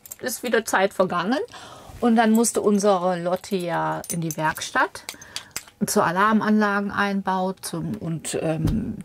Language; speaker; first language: German; native; German